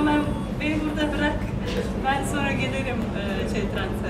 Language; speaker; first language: Turkish; non-native, fluent; Slovenian